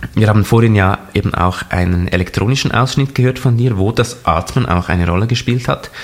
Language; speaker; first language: German; native; German